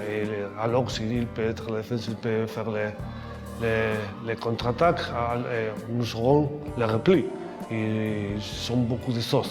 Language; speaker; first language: French; non-native, learner; Spanish